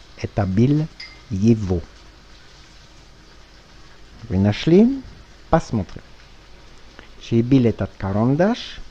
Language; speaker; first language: Russian; non-native, fluent; French